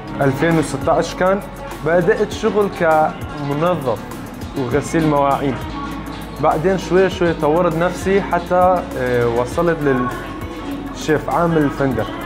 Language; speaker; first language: Arabic; non-native, local second language; Kurdish